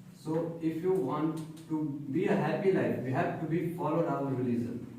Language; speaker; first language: English; non-native, learner; Hindi